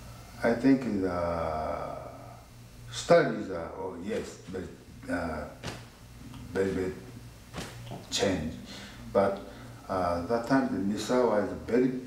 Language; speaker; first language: English; non-native, learner; Japanese